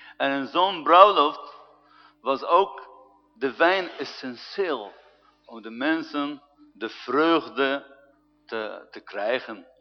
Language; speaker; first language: Dutch; non-native, fluent; Arabic